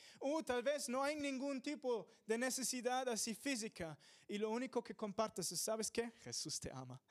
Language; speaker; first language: Spanish; non-native, fluent; English